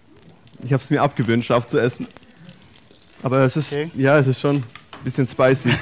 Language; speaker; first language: German; native; German